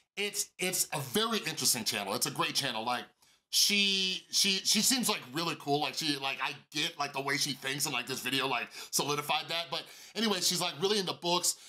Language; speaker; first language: English; native; English